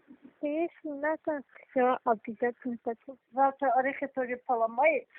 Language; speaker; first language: Russian; non-native, local second language; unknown